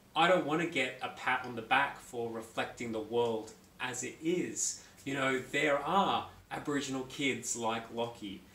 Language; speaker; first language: English; native; English